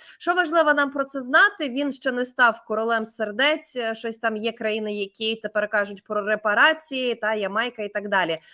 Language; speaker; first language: Ukrainian; native; Ukrainian